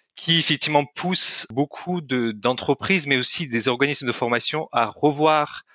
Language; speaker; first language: French; non-native, fluent; Russian